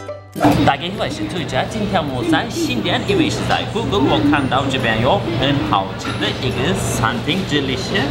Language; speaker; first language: Chinese; non-native, fluent; Turkish